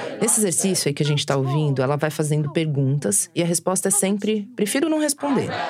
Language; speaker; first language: Portuguese; native; Portuguese